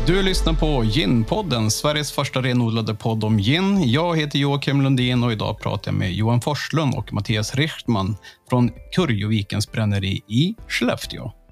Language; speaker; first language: Swedish; native; Swedish